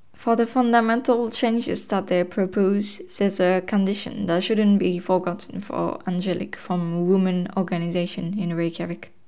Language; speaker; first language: English; non-native, fluent; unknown